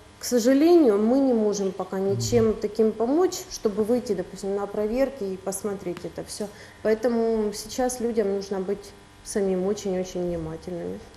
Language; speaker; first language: Russian; native; Russian